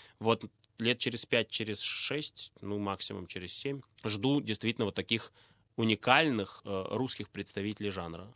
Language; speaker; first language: Russian; native; Russian